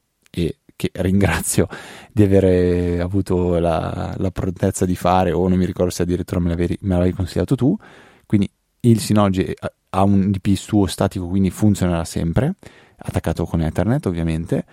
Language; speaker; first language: Italian; native; Italian